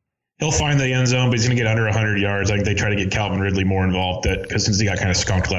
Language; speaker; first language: English; native; English